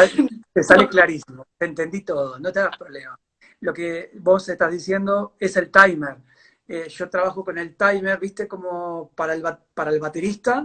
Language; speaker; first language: Spanish; native; Spanish